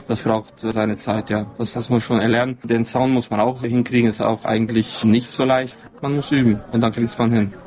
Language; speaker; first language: German; non-native, local second language; Hungarian